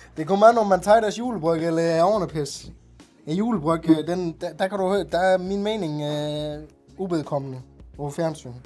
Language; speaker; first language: Danish; native; Danish